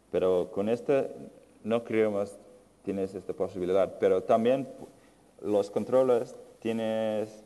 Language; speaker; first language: Spanish; non-native, fluent; English